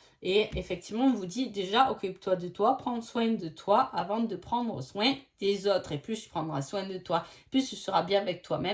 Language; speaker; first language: French; native; French